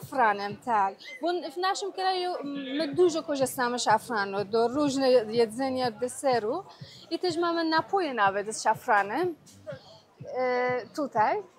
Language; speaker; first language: Polish; non-native, learner; Persian